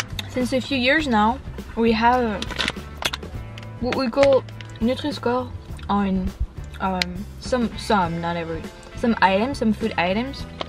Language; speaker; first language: English; non-native, fluent; French